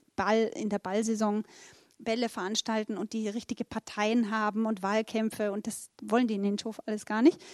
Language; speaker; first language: German; native; German